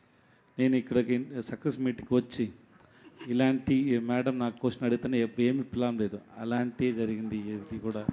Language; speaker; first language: Telugu; non-native, learner; Tamil